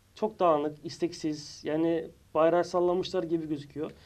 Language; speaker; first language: Turkish; native; Turkish